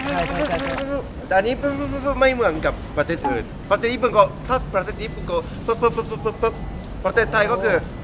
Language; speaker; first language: Thai; non-native, fluent; Japanese